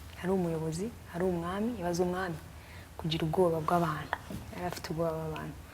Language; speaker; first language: Kinyarwanda; early bilingual, heritage; Kinyarwanda